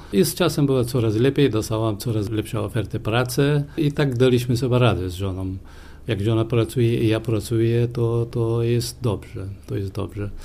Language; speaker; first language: Polish; non-native, fluent; Persian